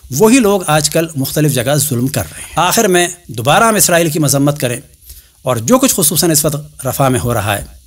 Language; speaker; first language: Urdu; native; Urdu